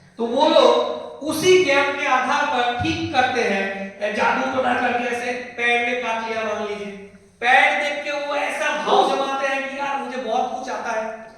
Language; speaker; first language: Hindi; non-native, local second language; Bangla